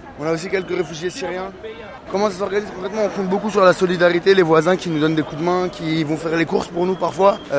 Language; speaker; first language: French; native; French